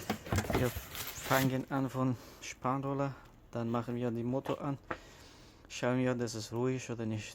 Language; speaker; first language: German; non-native, learner; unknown